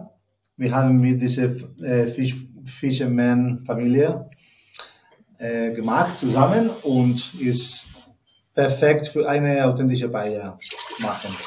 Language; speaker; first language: German; non-native, learner; Spanish